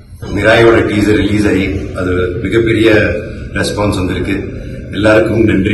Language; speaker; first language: Tamil; non-native, local second language; Telugu